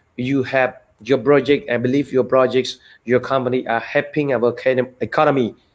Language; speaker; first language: English; non-native, fluent; Khmer